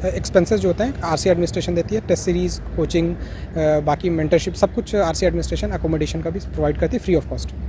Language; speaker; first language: Hindi; native; Hindi